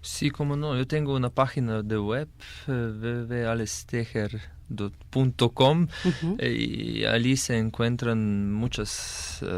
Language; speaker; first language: Spanish; non-native, fluent; Slovenian